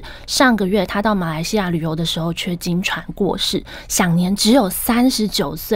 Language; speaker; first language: Chinese; native; Chinese